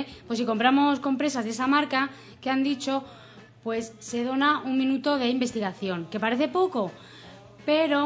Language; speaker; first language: Spanish; native; Spanish